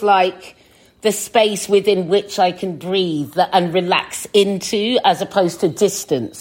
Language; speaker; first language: English; native; English